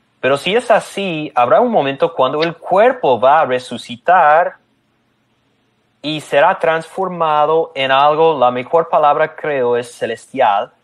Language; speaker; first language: Spanish; non-native, fluent; English